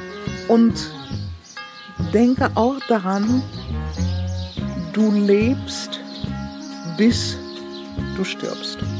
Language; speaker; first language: German; non-native, fluent; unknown